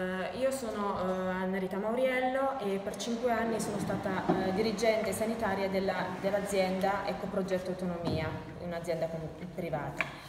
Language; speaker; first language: Italian; native; Italian